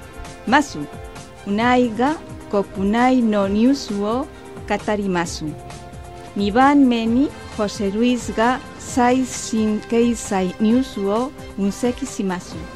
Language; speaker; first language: Japanese; non-native, learner; Spanish